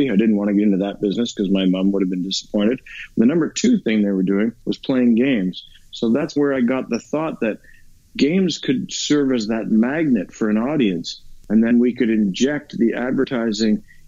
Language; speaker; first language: English; native; English